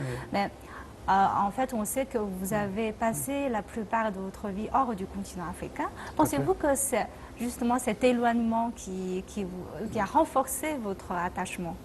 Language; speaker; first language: French; non-native, fluent; Chinese